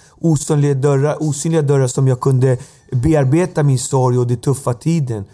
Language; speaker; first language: Swedish; native; Swedish